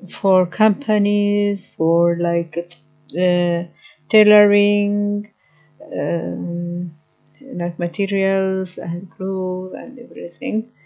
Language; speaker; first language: English; non-native, learner; Arabic